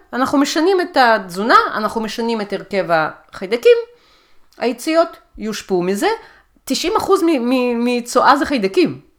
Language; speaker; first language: Hebrew; early bilingual, other home language; Russian